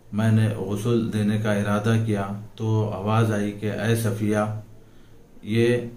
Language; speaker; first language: Urdu; native; Urdu